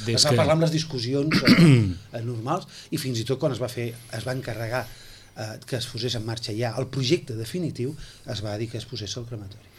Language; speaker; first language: Catalan; native; Catalan